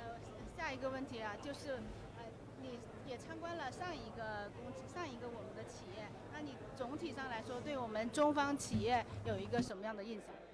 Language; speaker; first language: Chinese; native; Chinese